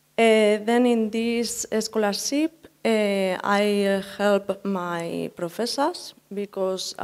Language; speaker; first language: English; non-native, learner; Spanish